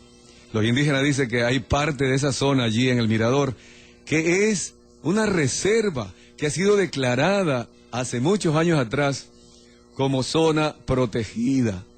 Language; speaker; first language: Spanish; native; Spanish